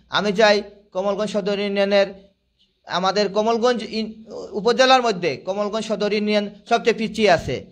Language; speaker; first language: Bangla; native; Bangla